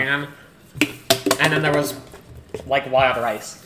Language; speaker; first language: English; native; English